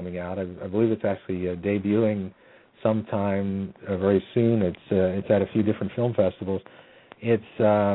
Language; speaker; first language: English; native; English